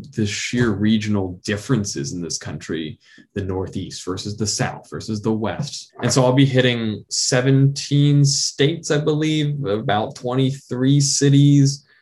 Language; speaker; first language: English; native; English